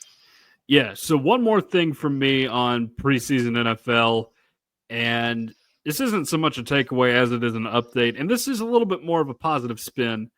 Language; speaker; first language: English; native; English